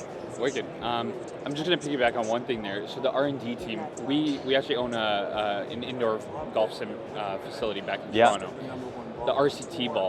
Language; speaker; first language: English; native; English